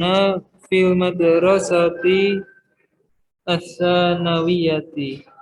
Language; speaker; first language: Arabic; non-native, learner; Indonesian